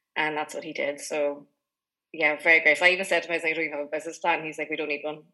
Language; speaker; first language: English; native; English